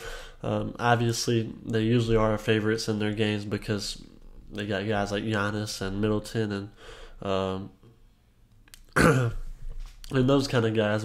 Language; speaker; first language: English; native; English